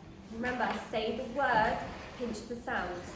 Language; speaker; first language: English; native; English